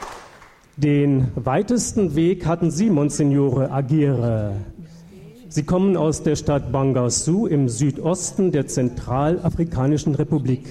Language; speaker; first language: German; native; German